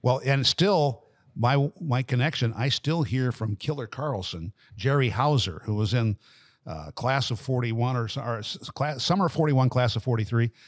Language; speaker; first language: English; native; English